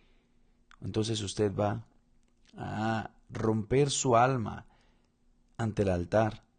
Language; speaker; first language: Spanish; non-native, fluent; Portuguese